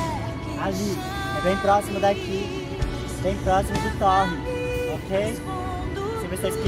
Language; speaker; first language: Portuguese; non-native, local second language; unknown